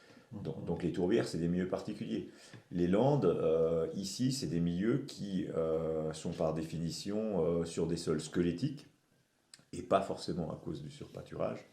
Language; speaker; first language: French; native; French